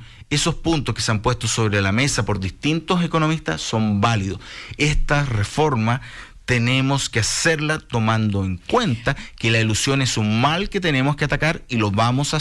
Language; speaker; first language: Spanish; native; Spanish